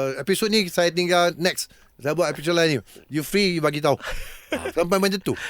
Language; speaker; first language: Malay; native; Malay